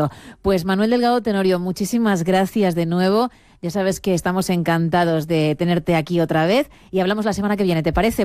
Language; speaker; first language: Spanish; native; Spanish